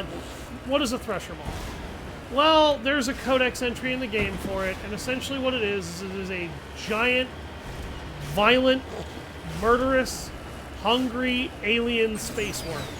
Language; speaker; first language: English; native; English